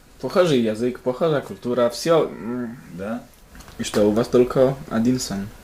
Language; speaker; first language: Russian; non-native, learner; Polish